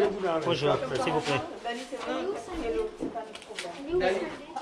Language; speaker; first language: French; non-native, learner; Portuguese